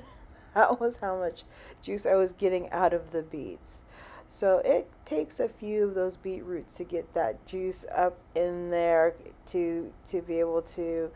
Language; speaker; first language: English; native; English